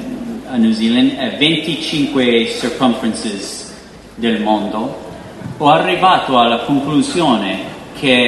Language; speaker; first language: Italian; non-native, fluent; English